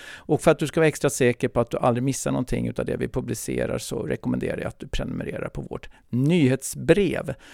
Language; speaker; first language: Swedish; native; Swedish